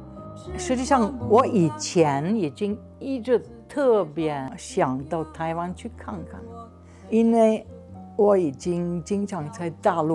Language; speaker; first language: Chinese; non-native, fluent; Slovenian